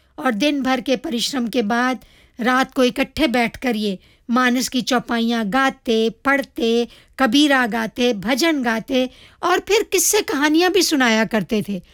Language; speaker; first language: Hindi; early bilingual, heritage; Hindi